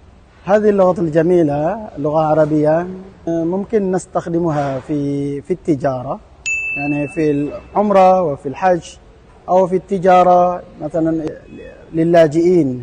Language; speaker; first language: Arabic; non-native, fluent; Malay